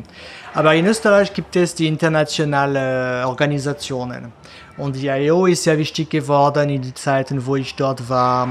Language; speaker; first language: German; non-native, fluent; French